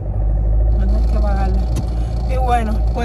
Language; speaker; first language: Spanish; native; Spanish